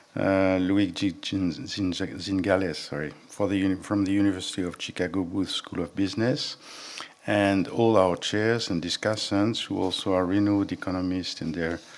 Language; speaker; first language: English; non-native, fluent; French